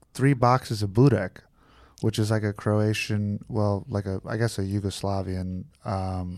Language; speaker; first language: English; early bilingual, other home language; Croatian